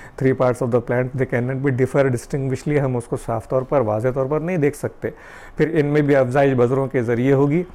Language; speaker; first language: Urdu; native; Urdu